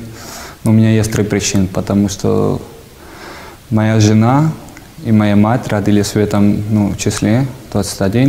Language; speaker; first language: Russian; non-native, fluent; Georgian